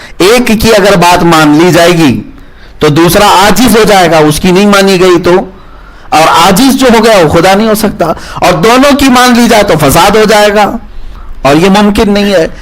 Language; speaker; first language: Urdu; native; Urdu